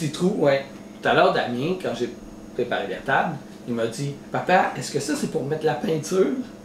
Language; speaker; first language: French; native; French